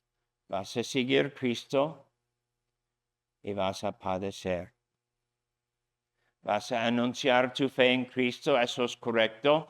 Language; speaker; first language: Spanish; non-native, fluent; English